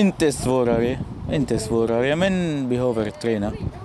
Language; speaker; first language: Swedish; non-native, learner; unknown